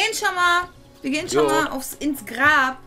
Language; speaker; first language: German; native; German